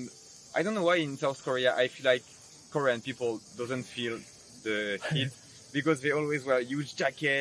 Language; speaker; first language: English; non-native, fluent; French